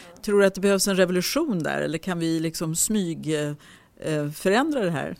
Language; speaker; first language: Swedish; native; Swedish